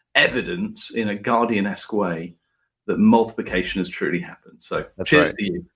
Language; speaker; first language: English; native; English